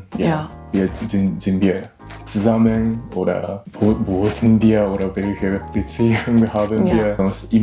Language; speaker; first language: German; non-native, learner; Japanese